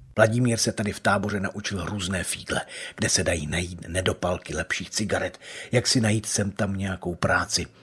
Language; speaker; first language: Czech; native; Czech